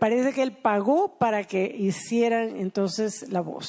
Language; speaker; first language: Spanish; native; Spanish